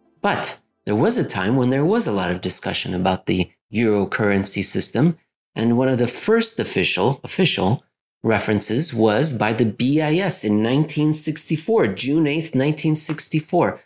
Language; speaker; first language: English; native; English